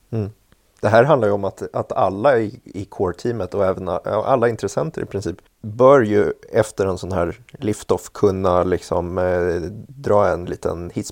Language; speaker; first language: Swedish; native; Swedish